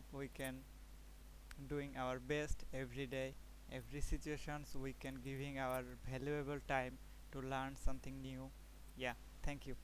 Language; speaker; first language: English; non-native, learner; Bangla